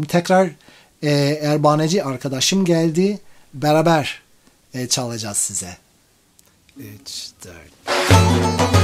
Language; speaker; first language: Turkish; non-native, fluent; English